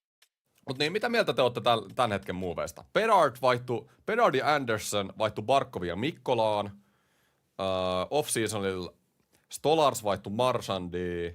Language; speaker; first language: Finnish; native; Finnish